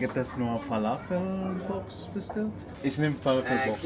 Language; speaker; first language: German; native; German